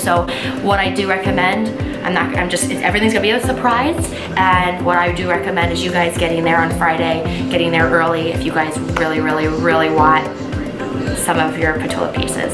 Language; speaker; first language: English; native; English